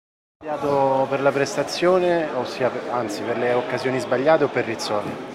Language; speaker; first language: Italian; native; Italian